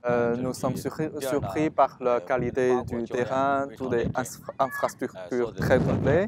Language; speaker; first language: French; non-native, fluent; Chinese